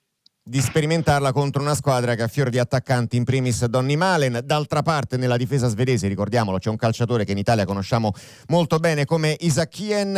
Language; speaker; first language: Italian; native; Italian